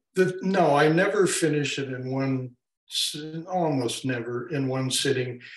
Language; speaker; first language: English; native; English